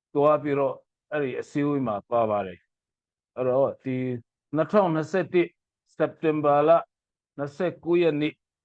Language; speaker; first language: Burmese; non-native, local second language; Mizo